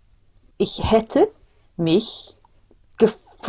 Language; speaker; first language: German; non-native, learner; English